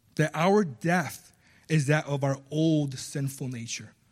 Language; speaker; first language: English; early bilingual, other home language; Spanish